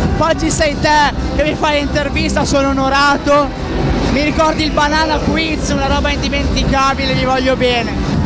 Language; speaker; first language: Italian; native; Italian